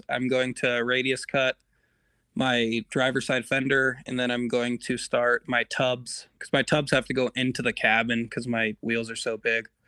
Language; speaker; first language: English; native; English